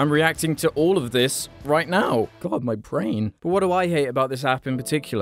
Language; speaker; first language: English; native; English